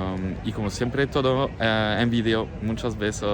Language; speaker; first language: Spanish; non-native, fluent; French